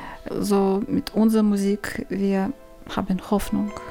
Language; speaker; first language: German; non-native, learner; Ukrainian